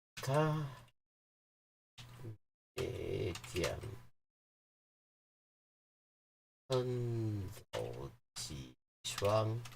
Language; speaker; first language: Chinese; non-native, learner; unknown